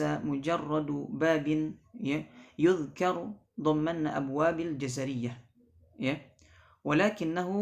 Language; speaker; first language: Arabic; non-native, fluent; Indonesian